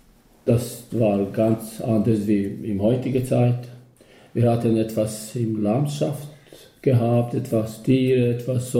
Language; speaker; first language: German; non-native, learner; Albanian